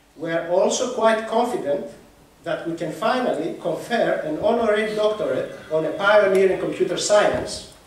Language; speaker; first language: English; non-native, fluent; Greek